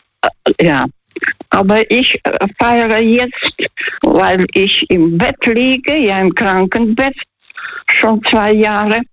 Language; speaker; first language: German; early bilingual, heritage; Russian